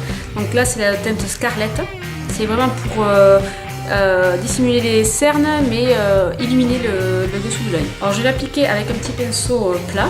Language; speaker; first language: French; native; French